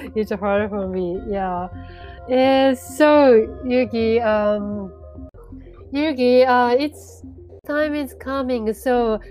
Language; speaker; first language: English; non-native, learner; Japanese